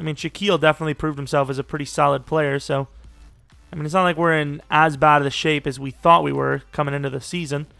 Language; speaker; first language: English; native; English